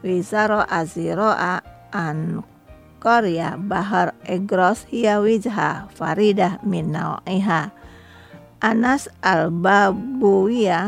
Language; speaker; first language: Arabic; non-native, learner; Indonesian